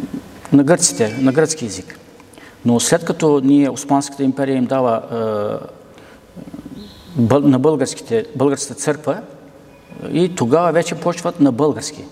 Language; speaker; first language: Bulgarian; non-native, local second language; Turkish